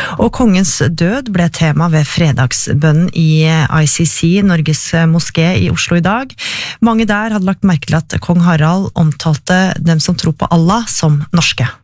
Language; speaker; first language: Norwegian; native; Norwegian